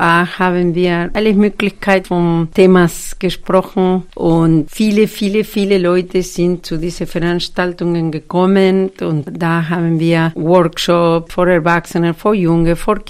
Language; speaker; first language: German; non-native, fluent; Spanish